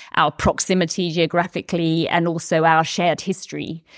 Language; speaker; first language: English; native; English